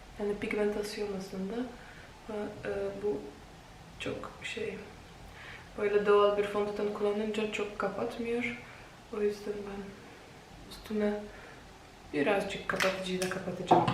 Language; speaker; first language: Turkish; non-native, fluent; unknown